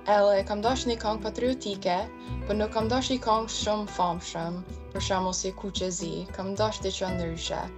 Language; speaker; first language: Albanian; early bilingual, heritage; Albanian